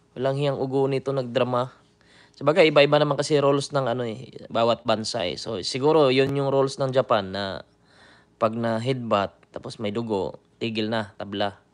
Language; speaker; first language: Filipino; native; Filipino